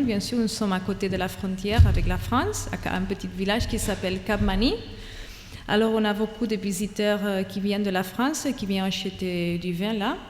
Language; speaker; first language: French; non-native, fluent; Catalan